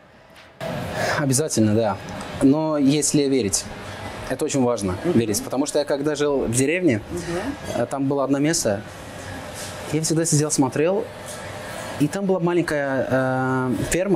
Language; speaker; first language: Russian; non-native, fluent; Azerbaijani